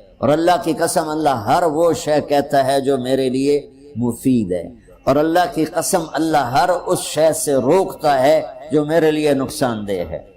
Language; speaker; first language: Urdu; non-native, local second language; Punjabi